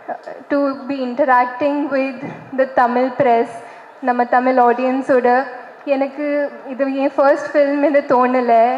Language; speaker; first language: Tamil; non-native, learner; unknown